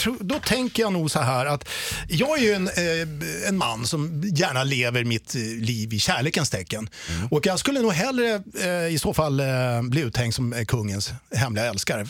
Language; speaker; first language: Swedish; native; Swedish